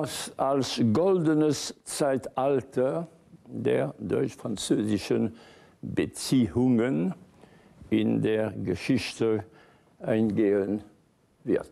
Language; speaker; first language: German; non-native, fluent; French